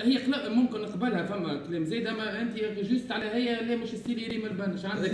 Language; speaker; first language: Arabic; native; Arabic